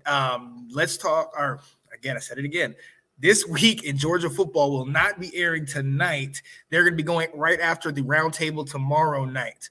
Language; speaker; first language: English; native; English